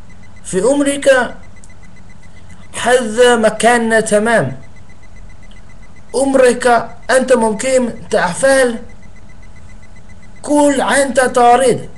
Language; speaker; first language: Arabic; non-native, learner; English